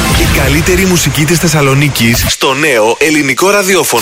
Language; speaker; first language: Greek; native; Greek